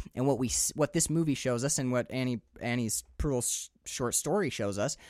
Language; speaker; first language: English; native; English